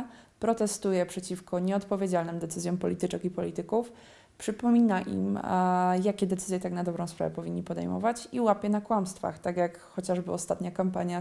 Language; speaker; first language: Polish; native; Polish